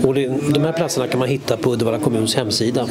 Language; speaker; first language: Swedish; native; Swedish